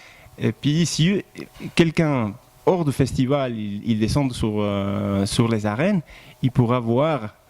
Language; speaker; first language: French; non-native, fluent; Spanish